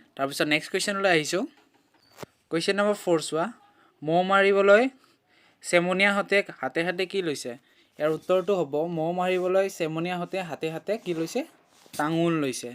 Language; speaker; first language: Assamese; native; Assamese